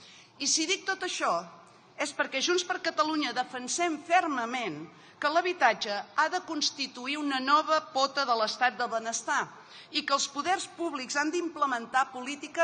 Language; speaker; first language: Catalan; native; Catalan